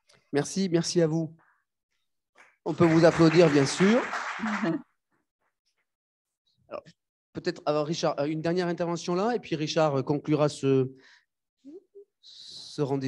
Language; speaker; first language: French; native; French